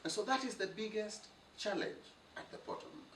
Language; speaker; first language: English; non-native, local second language; Luo (Kenya and Tanzania)